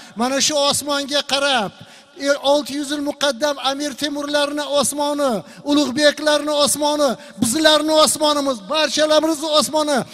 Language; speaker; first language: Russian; non-native, local second language; Uzbek